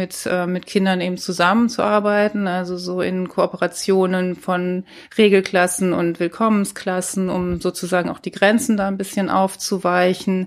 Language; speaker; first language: German; native; German